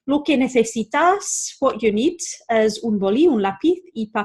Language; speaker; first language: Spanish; non-native, fluent; English